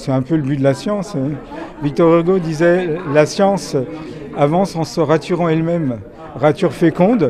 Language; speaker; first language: French; native; French